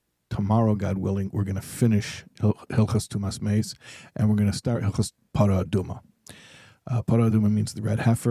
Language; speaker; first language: English; native; English